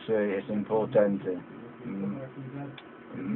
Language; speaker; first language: Spanish; non-native, learner; English